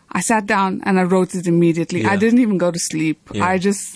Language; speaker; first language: English; native; English